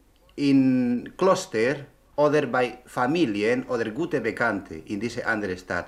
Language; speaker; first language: German; non-native, learner; Spanish